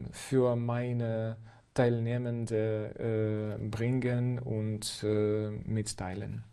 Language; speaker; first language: German; non-native, fluent; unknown